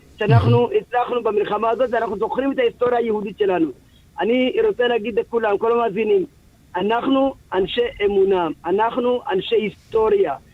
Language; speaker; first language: Hebrew; early bilingual, other home language; Amharic